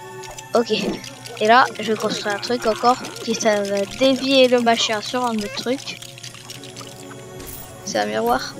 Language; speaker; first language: French; native; French